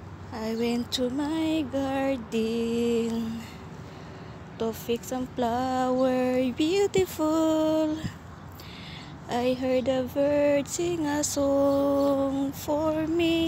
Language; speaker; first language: English; non-native, learner; Filipino